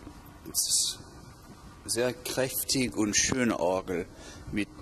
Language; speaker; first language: German; non-native, learner; English